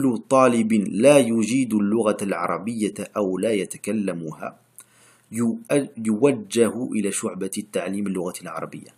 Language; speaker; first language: Arabic; non-native, fluent; French